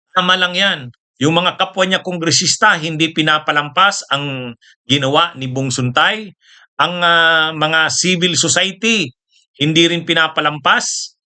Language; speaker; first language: Filipino; native; Filipino